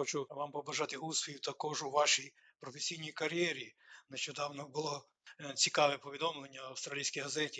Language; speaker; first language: Ukrainian; native; Ukrainian